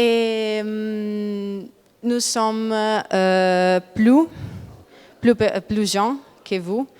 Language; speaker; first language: French; non-native, learner; Italian